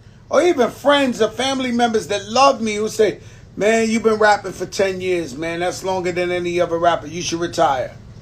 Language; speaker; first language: English; early bilingual, other home language; Spanish